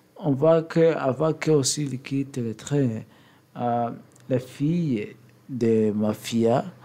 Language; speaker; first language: French; non-native, learner; English